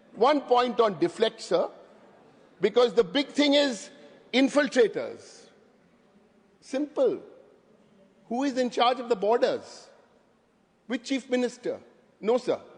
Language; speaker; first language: English; native; English